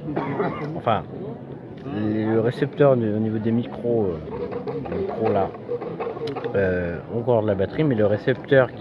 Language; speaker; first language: French; native; French